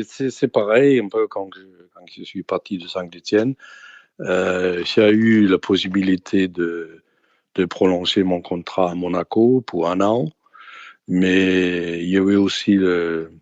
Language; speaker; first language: French; non-native, fluent; Danish